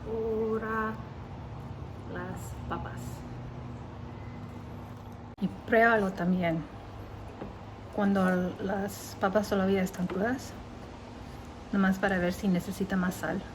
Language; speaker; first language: Spanish; early bilingual, heritage; Spanish